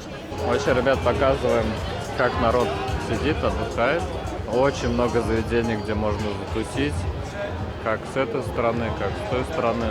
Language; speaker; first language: Russian; native; Russian